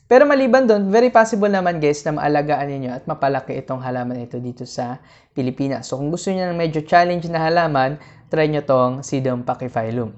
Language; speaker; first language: Filipino; native; Filipino